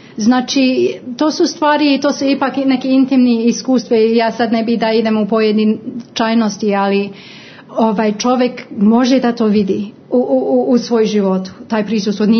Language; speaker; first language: Croatian; non-native, fluent; English